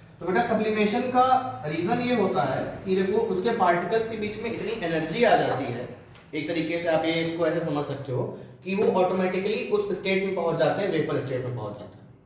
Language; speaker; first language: Hindi; native; Hindi